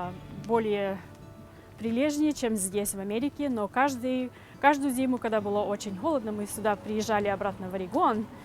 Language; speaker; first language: Russian; early bilingual, heritage; Russian